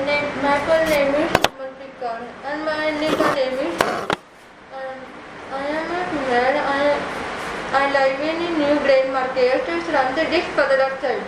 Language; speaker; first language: English; non-native, learner; Punjabi